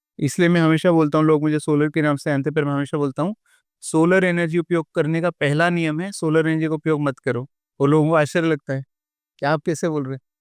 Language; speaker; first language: Hindi; native; Hindi